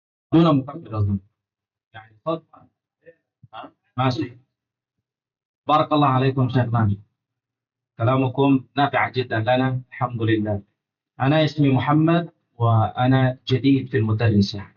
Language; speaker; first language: Arabic; non-native, fluent; Indonesian